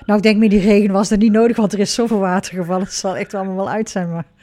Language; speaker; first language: Dutch; native; Dutch